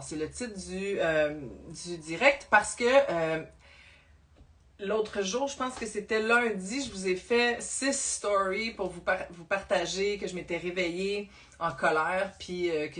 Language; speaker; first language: French; native; French